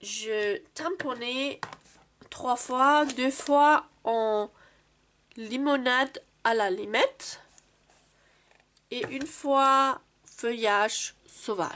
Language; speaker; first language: French; non-native, fluent; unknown